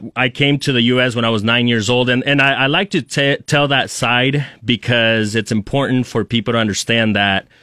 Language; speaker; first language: English; early bilingual, other home language; Spanish